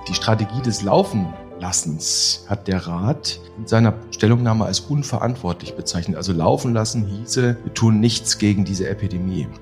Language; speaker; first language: German; native; German